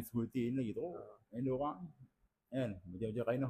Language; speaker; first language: Malay; native; Malay